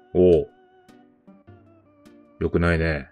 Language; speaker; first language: Japanese; native; Japanese